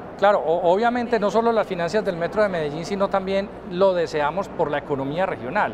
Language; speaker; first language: Spanish; native; Spanish